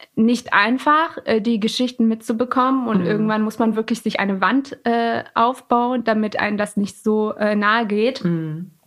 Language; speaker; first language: German; early bilingual, other home language; Persian